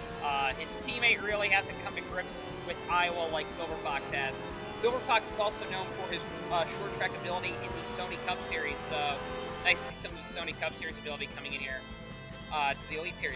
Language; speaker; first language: English; native; English